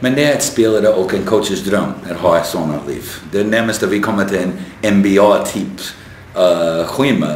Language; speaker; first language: Swedish; non-native, fluent; English